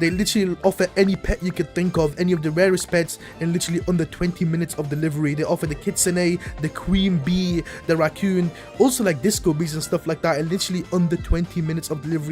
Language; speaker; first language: English; native; English